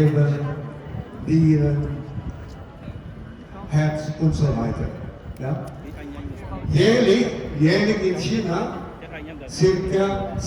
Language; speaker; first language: German; non-native, fluent; Cantonese